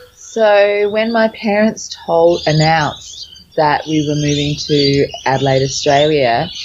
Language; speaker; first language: English; early bilingual, other home language; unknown